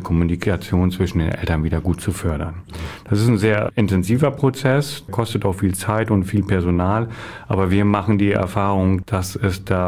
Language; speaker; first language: German; native; German